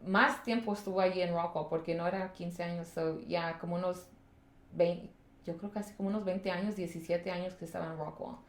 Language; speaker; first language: Spanish; early bilingual, heritage; Spanish